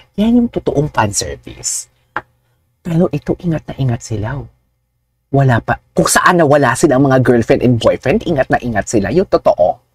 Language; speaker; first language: Filipino; non-native, local second language; Hiligaynon